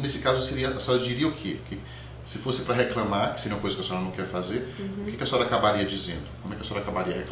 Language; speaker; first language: Portuguese; native; Portuguese